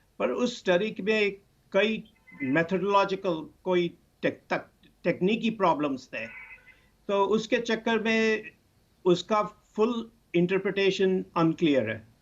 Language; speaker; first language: Hindi; non-native, local second language; Bangla